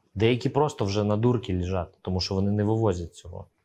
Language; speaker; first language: Ukrainian; early bilingual, other home language; Russian